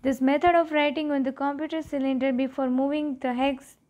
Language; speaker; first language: English; non-native, local second language; Gujarati